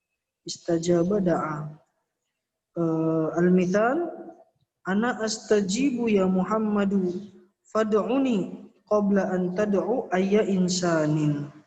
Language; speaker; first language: Arabic; non-native, fluent; Indonesian